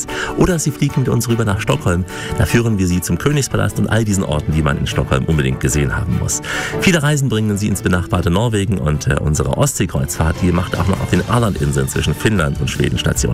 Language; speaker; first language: German; native; German